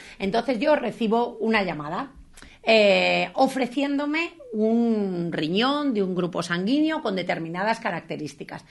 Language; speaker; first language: Spanish; native; Spanish